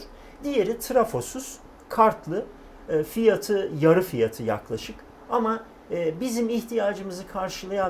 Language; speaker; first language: Turkish; native; Turkish